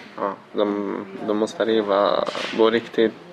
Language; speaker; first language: Swedish; non-native, learner; Arabic